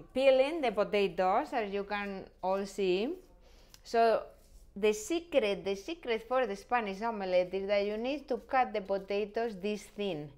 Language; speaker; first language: English; non-native, fluent; Spanish